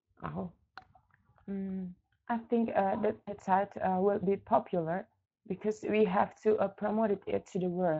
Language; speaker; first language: English; non-native, learner; Indonesian